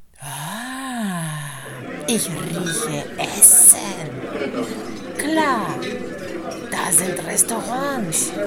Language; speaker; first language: German; non-native, fluent; Spanish